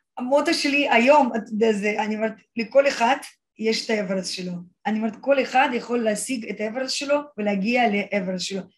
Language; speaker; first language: Hebrew; non-native, fluent; Russian